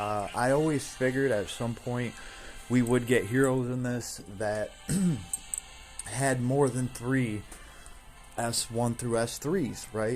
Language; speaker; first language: English; native; English